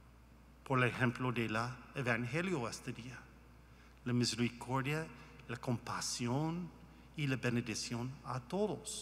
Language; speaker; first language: Spanish; non-native, learner; English